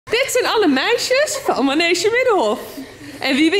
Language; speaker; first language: Dutch; native; Dutch